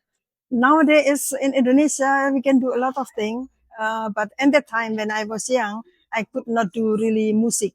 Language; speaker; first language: English; non-native, learner; Indonesian